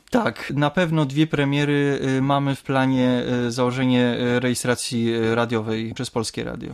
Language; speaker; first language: Polish; native; Polish